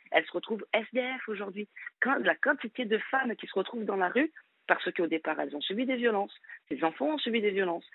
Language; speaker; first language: French; non-native, fluent; Portuguese